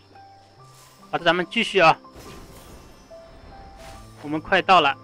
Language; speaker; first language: Chinese; native; Chinese